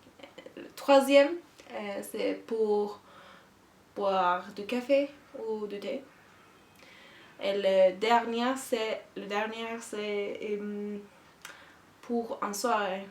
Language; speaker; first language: French; non-native, learner; Turkish